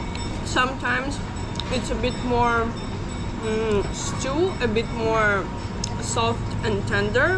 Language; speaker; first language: English; non-native, fluent; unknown